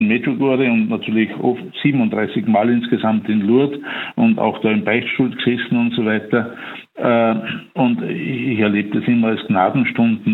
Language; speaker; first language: German; native; German